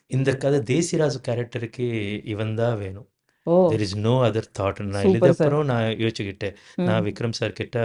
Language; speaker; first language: Tamil; non-native, learner; Telugu